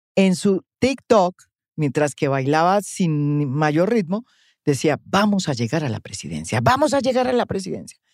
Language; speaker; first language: Spanish; native; Spanish